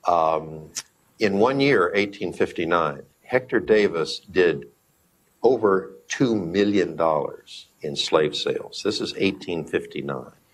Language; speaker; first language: English; native; English